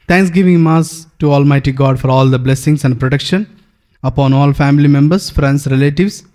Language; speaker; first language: English; non-native, local second language; Telugu